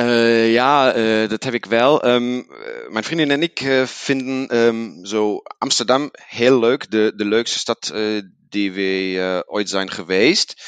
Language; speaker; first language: Dutch; non-native, learner; German